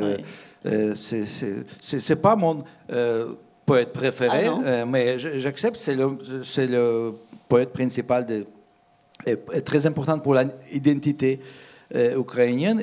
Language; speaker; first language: French; non-native, fluent; Russian